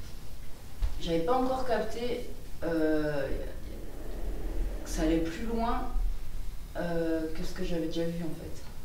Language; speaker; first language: French; native; French